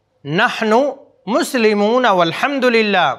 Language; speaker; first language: Arabic; non-native, fluent; Urdu